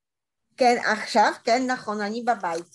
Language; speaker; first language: Hebrew; non-native, learner; German